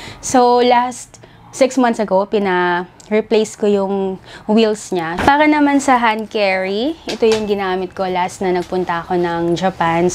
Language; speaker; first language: Filipino; native; Filipino